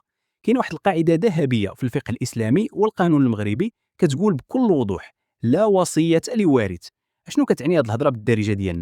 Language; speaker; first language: Arabic; native; Arabic